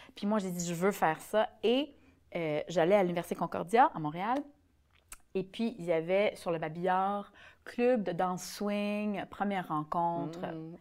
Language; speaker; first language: French; early bilingual, other home language; Polish